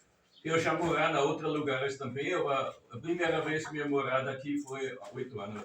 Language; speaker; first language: Portuguese; non-native, learner; German